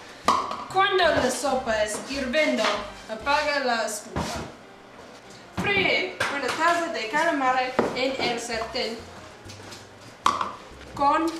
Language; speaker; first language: Spanish; non-native, learner; English